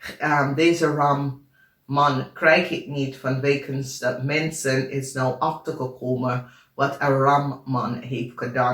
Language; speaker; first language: Dutch; non-native, learner; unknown